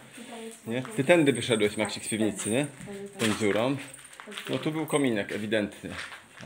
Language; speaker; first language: Polish; native; Polish